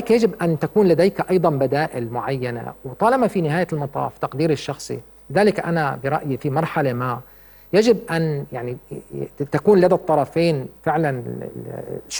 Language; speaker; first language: Arabic; native; Arabic